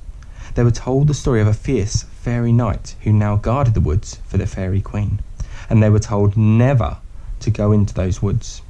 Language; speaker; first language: English; native; English